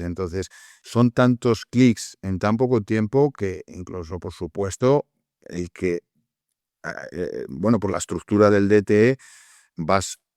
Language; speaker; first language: Spanish; native; Spanish